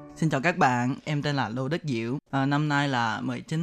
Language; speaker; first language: Vietnamese; early bilingual, heritage; Chinese